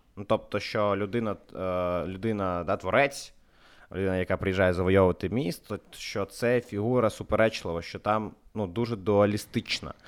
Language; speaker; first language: Ukrainian; non-native, local second language; Russian